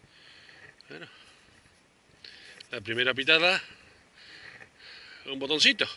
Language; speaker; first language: Spanish; native; Spanish